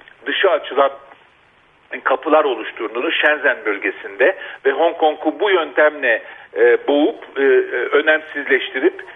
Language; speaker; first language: Turkish; native; Turkish